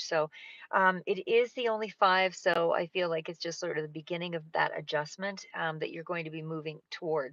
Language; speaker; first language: English; native; English